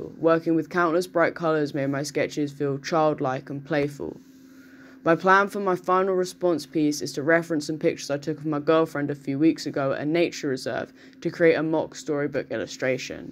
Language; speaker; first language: English; native; English